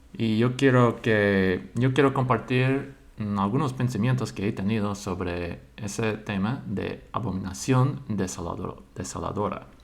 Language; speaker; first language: Spanish; non-native, fluent; English